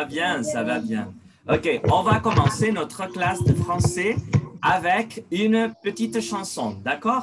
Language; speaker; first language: French; non-native, fluent; Spanish